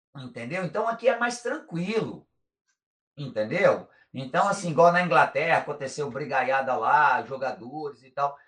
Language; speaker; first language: Portuguese; native; Portuguese